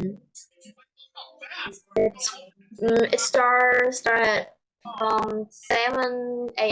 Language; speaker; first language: English; non-native, learner; Vietnamese